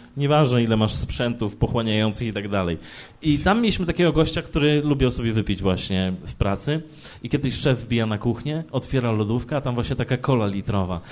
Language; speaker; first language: Polish; native; Polish